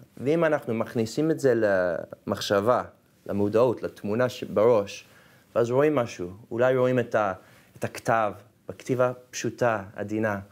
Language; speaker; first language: Hebrew; non-native, fluent; English